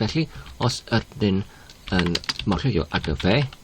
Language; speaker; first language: Welsh; non-native, learner; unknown